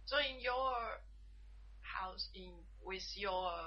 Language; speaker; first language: English; non-native, learner; Chinese